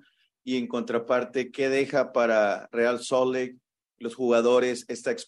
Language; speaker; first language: Spanish; native; Spanish